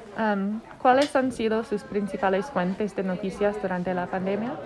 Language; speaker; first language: Spanish; non-native, learner; English